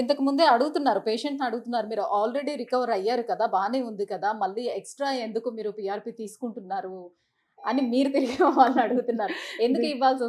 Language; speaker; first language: Telugu; native; Telugu